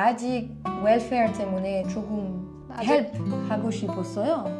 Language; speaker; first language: Korean; non-native, learner; French